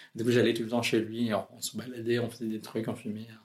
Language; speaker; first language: French; non-native, fluent; Filipino